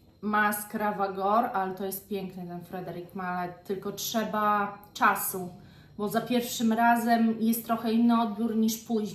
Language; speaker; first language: Polish; native; Polish